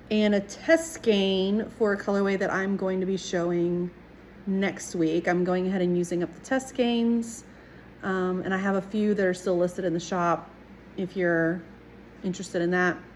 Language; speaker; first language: English; native; English